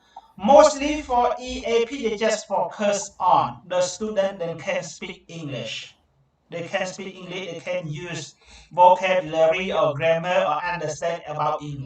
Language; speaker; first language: English; non-native, learner; Khmer